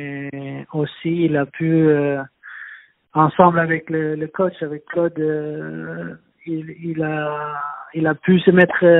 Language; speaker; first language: French; non-native, fluent; Swedish